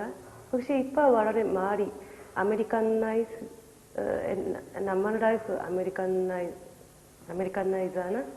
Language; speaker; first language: Malayalam; non-native, learner; Japanese